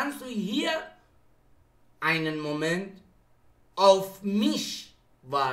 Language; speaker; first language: German; non-native, fluent; Persian